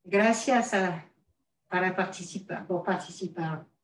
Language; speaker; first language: Spanish; non-native, learner; French